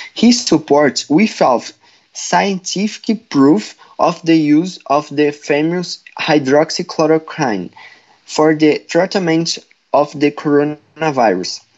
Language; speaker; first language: English; non-native, fluent; Portuguese